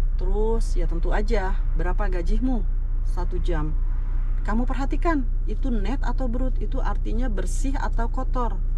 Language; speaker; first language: Indonesian; native; Indonesian